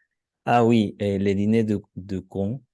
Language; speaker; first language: French; non-native, learner; Spanish